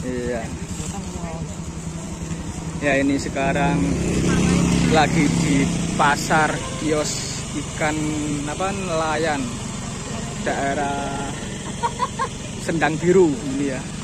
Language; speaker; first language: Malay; non-native, local second language; Javanese